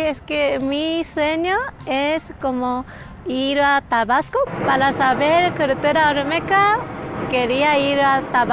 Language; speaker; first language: Spanish; non-native, learner; Japanese